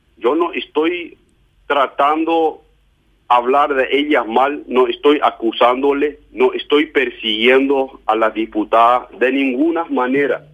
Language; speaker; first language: Spanish; non-native, fluent; German